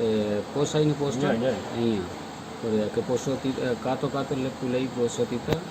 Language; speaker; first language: Greek; non-native, learner; Urdu